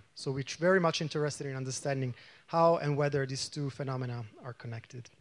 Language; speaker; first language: English; non-native, fluent; Italian